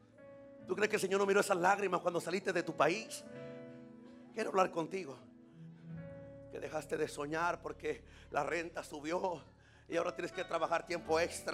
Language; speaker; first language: Spanish; native; Spanish